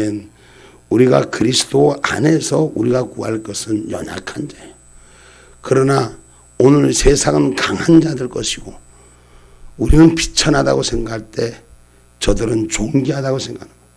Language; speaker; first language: Korean; native; Korean